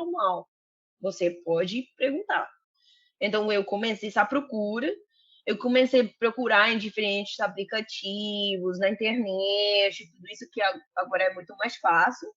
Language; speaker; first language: Portuguese; non-native, fluent; Spanish